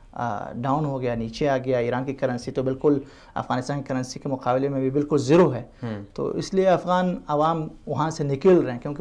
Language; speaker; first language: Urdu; non-native, fluent; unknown